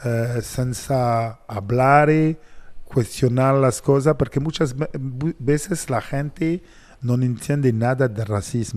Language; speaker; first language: Spanish; non-native, learner; French